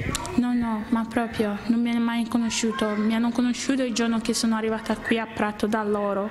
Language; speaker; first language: Italian; non-native, fluent; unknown